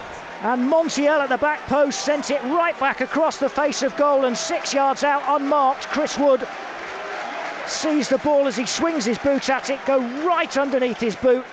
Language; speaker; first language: English; native; English